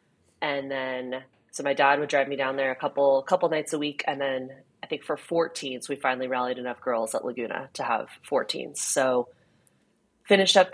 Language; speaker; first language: English; native; English